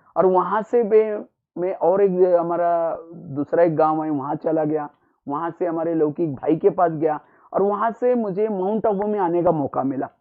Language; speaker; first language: Hindi; non-native, local second language; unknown